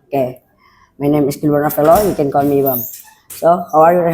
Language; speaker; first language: English; non-native, learner; Indonesian